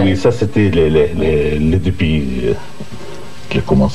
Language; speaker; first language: French; non-native, fluent; Arabic